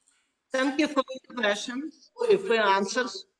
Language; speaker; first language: English; non-native, learner; Ukrainian